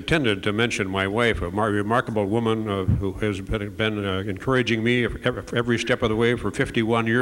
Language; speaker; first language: English; native; English